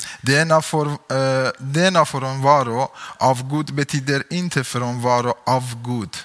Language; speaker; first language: Swedish; non-native, learner; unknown